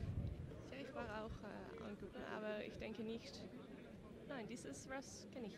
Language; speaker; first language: German; non-native, learner; Dutch